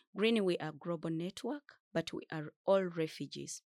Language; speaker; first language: English; non-native, fluent; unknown